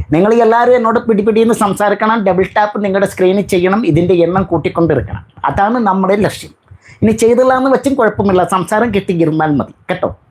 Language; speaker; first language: Malayalam; non-native, learner; Bangla